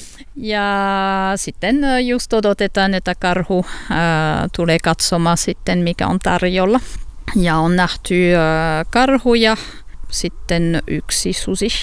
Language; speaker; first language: Finnish; non-native, learner; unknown